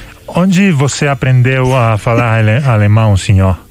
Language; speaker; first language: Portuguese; non-native, learner; Spanish